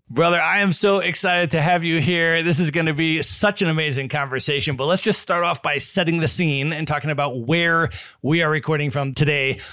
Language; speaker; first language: English; native; English